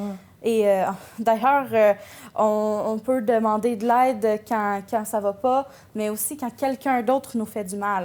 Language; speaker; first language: French; native; French